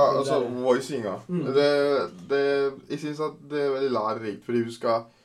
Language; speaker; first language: Norwegian; early bilingual, other home language; Sinhala